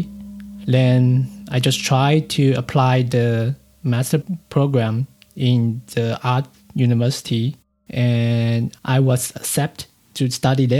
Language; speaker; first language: English; non-native, fluent; Chinese